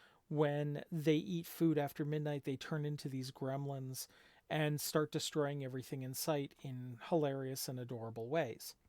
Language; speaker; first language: English; native; English